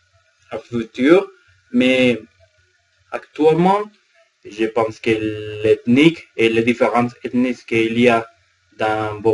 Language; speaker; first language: French; non-native, learner; Spanish